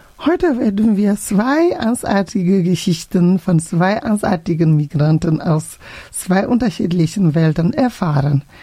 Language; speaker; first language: German; non-native, fluent; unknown